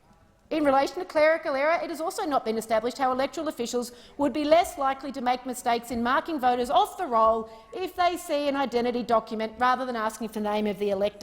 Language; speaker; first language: English; native; English